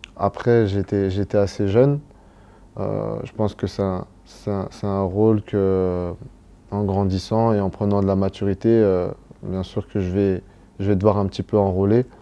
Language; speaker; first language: French; early bilingual, other home language; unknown